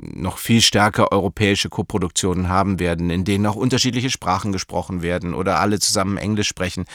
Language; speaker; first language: German; native; German